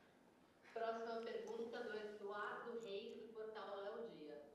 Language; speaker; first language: Portuguese; native; Portuguese